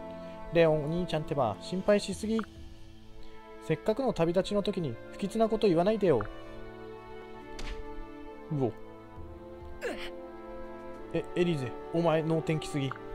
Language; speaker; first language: Japanese; native; Japanese